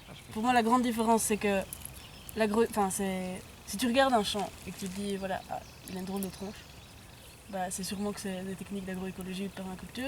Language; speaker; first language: French; native; French